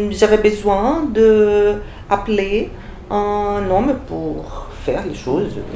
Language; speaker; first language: French; non-native, fluent; Portuguese